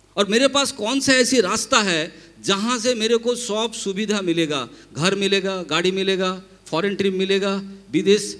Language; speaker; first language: Hindi; non-native, local second language; Bangla